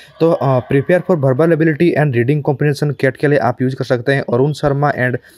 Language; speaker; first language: Hindi; non-native, local second language; Odia